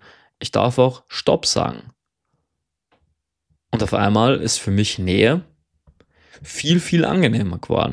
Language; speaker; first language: German; native; German